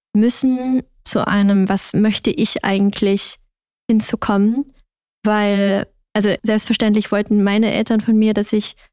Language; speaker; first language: German; early bilingual, other home language; Vietnamese